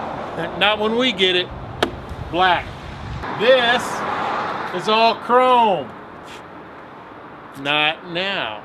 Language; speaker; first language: English; native; English